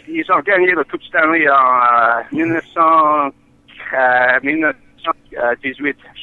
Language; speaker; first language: French; non-native, learner; English